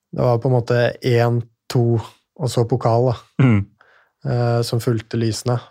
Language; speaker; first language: Norwegian; native; Norwegian